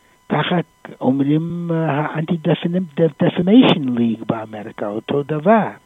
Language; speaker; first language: Hebrew; non-native, fluent; English